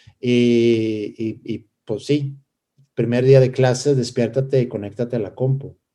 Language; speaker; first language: Spanish; non-native, fluent; Swedish